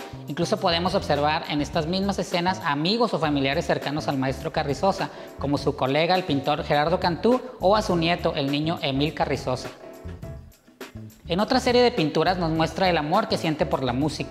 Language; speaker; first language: Spanish; native; Spanish